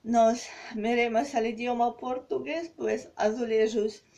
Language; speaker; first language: Spanish; non-native, fluent; Russian